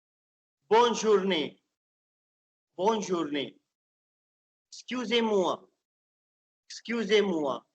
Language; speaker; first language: French; non-native, fluent; Hindi